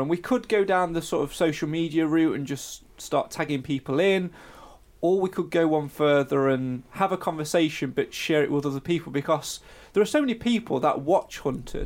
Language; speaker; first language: English; native; English